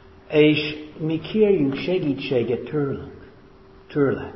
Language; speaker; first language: Hungarian; non-native, fluent; English